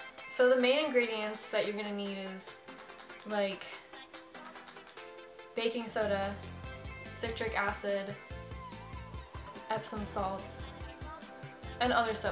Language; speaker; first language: English; native; English